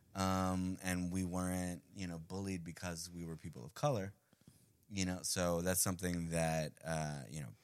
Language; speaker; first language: English; early bilingual, other home language; Spanish